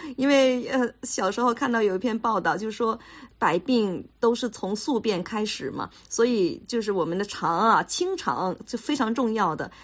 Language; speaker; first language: Chinese; native; Chinese